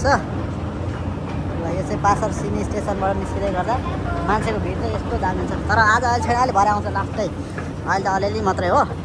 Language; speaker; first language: Nepali; native; Nepali